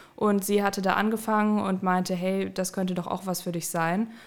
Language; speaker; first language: German; native; German